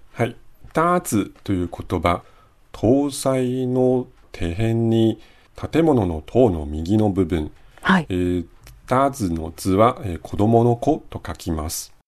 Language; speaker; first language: Japanese; non-native, fluent; Chinese